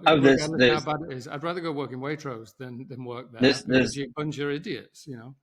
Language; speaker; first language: English; native; English